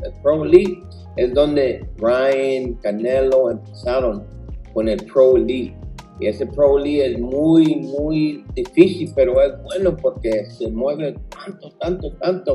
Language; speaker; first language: Spanish; early bilingual, heritage; Spanish